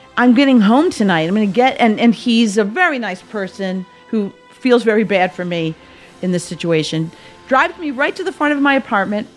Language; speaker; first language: English; native; English